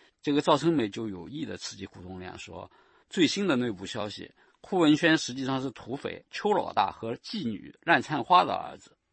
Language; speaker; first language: Chinese; native; Chinese